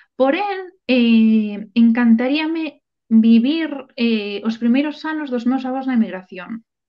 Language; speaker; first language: Galician; non-native, local second language; Spanish